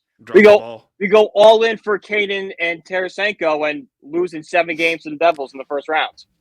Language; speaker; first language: English; native; English